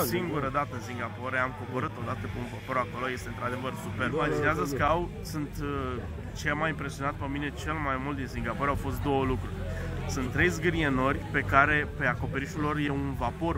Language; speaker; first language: Romanian; native; Romanian